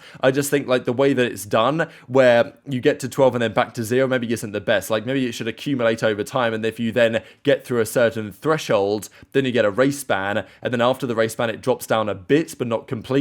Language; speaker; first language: English; native; English